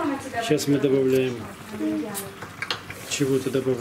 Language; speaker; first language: Russian; native; Russian